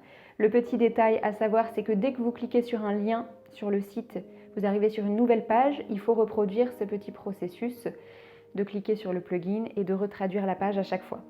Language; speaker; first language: French; native; French